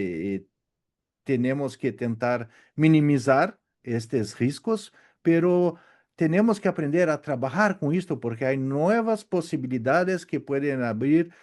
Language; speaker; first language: Spanish; non-native, learner; Portuguese